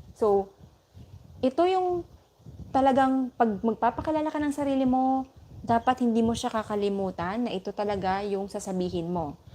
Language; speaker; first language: Filipino; native; Filipino